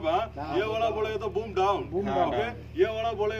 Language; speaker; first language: Hindi; non-native, local second language; Tamil